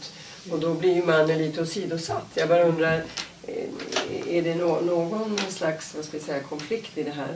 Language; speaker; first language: Swedish; native; Swedish